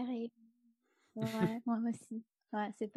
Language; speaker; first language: French; non-native, fluent; English